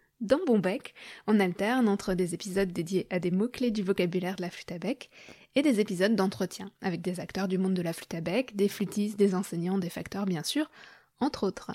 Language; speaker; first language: French; native; French